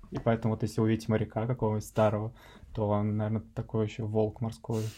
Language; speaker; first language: Russian; native; Russian